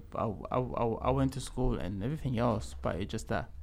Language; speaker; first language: English; early bilingual, other home language; Lingala